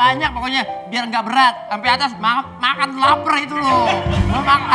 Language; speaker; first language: Indonesian; native; Indonesian